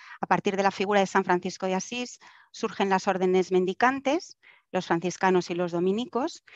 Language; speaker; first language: Spanish; native; Spanish